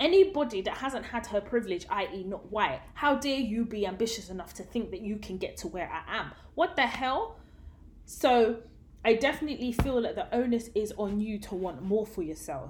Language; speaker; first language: English; native; English